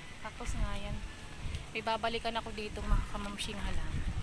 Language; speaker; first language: Filipino; native; Filipino